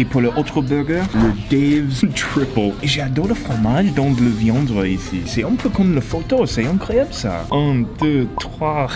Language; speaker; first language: French; non-native, learner; English